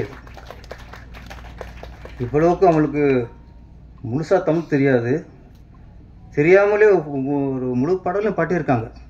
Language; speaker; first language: Tamil; native; Tamil